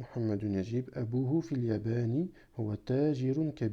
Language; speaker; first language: Arabic; non-native, fluent; French